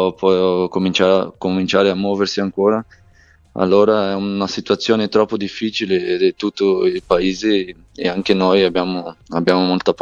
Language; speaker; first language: Italian; non-native, fluent; Portuguese